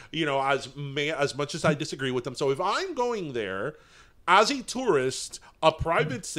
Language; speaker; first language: English; early bilingual, other home language; Spanish